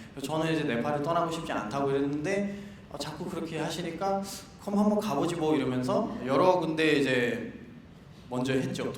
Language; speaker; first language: Korean; non-native, fluent; Nepali